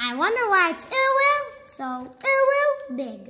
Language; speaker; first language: English; native; English